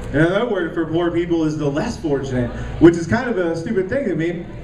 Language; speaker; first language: English; native; English